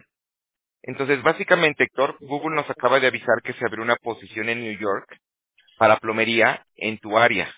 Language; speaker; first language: Spanish; native; Spanish